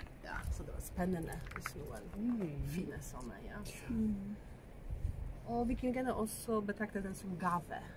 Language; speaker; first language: Norwegian; non-native, learner; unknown